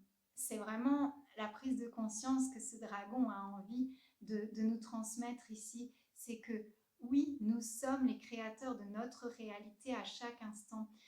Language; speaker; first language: French; native; French